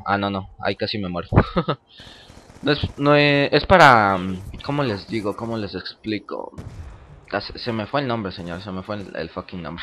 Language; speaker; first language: Spanish; native; Spanish